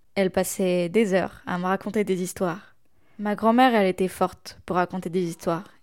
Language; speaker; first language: French; non-native, local second language; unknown